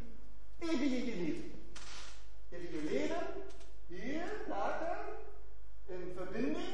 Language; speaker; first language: Dutch; non-native, fluent; German